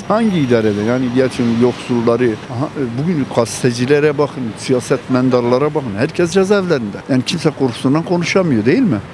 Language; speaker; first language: Turkish; native; Turkish